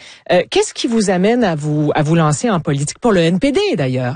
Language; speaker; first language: French; native; French